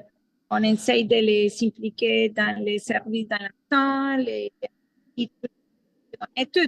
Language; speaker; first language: French; non-native, learner; Spanish